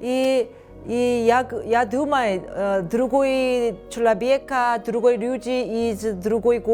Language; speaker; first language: Russian; non-native, learner; Spanish